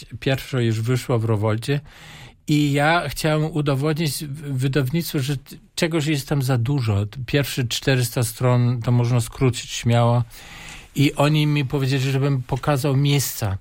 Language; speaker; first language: Polish; non-native, fluent; German